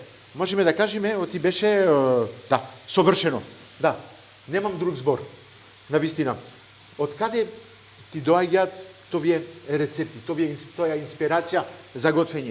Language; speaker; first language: Macedonian; non-native, fluent; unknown